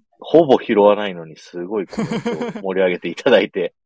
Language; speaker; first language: Japanese; native; Japanese